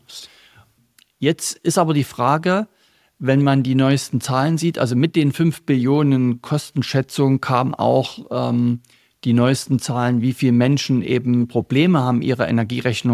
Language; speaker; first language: German; native; German